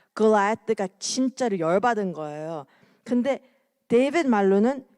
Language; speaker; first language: Korean; early bilingual, heritage; Korean